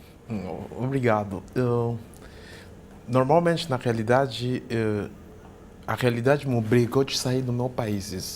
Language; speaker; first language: Portuguese; non-native, fluent; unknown